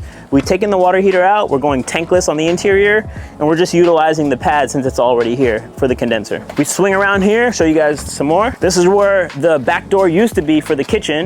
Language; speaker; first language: English; native; English